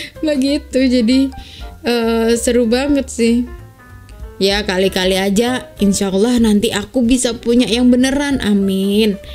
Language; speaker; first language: Indonesian; native; Indonesian